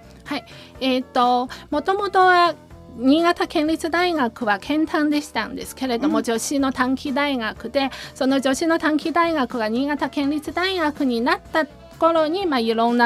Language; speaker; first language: Japanese; non-native, fluent; Chinese